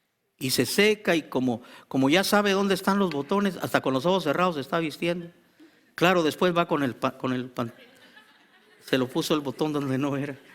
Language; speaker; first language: Spanish; native; Spanish